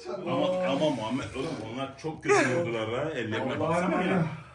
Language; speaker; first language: Turkish; non-native, fluent; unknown